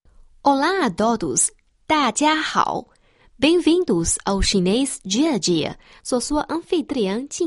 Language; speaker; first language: Portuguese; non-native, fluent; Chinese